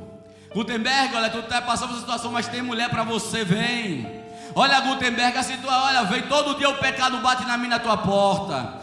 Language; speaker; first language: Portuguese; native; Portuguese